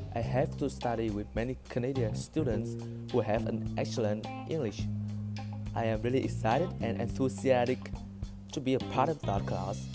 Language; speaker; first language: English; non-native, learner; Vietnamese